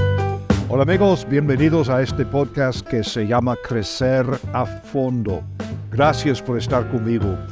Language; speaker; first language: Spanish; non-native, fluent; English